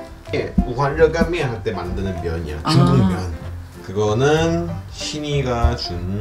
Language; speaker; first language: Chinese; non-native, fluent; Korean